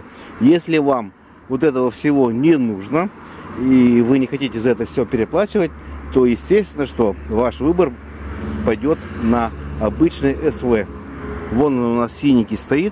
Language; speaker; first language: Russian; native; Russian